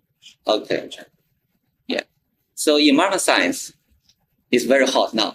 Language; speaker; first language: English; non-native, learner; Chinese